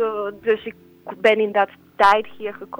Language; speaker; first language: Dutch; non-native, fluent; Serbian